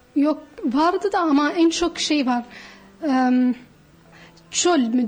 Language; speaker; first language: Turkish; non-native, fluent; Arabic